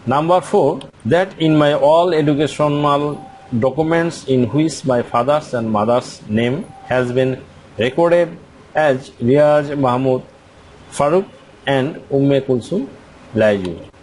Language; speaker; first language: English; non-native, local second language; Bangla